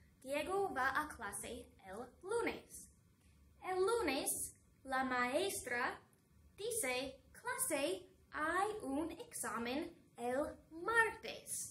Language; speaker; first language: Spanish; non-native, fluent; English